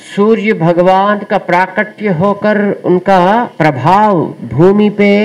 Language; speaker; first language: Hindi; non-native, local second language; Telugu